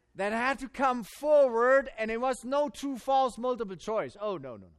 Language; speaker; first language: English; non-native, fluent; German